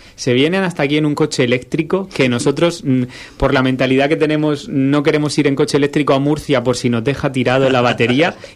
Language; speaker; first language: Spanish; native; Spanish